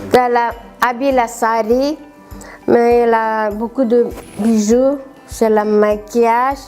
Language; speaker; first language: French; non-native, learner; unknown